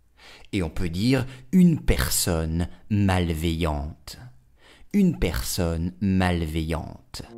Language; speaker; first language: French; native; French